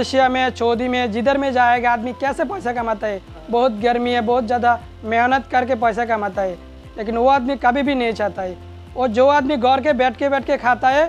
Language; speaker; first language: Hindi; non-native, learner; Bangla